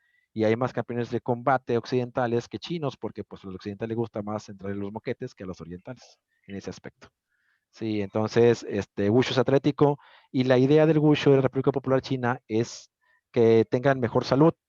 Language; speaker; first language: Spanish; native; Spanish